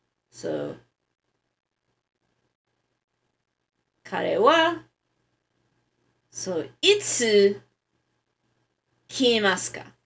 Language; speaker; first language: Japanese; non-native, learner; English